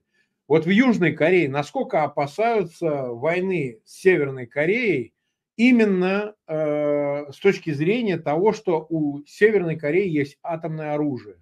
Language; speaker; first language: Russian; native; Russian